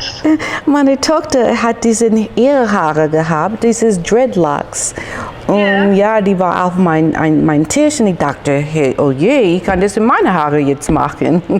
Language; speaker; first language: German; non-native, learner; English